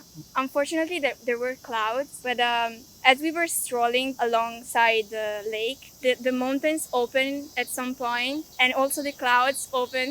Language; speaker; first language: English; non-native, fluent; Italian